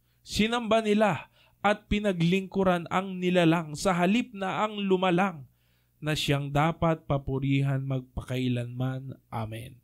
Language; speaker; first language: Filipino; native; Filipino